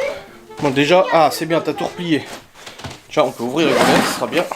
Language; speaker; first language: French; native; French